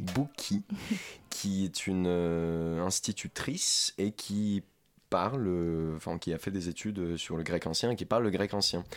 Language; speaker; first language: French; non-native, fluent; Ukrainian